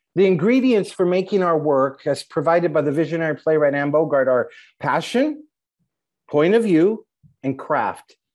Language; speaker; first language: English; native; English